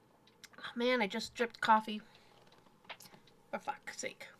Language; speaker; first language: English; native; English